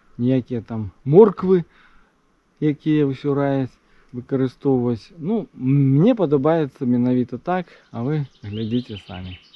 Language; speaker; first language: Belarusian; non-native, local second language; Russian